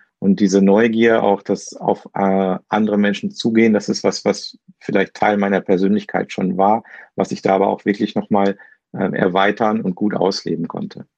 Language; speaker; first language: German; native; German